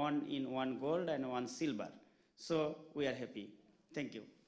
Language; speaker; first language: English; non-native, local second language; Bangla